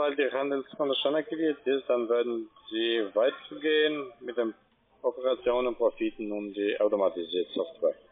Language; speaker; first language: German; non-native, fluent; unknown